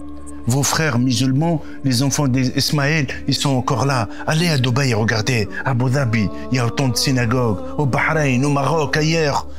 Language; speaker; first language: French; non-native, local second language; Arabic